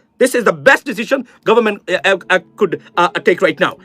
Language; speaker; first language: English; non-native, local second language; Bangla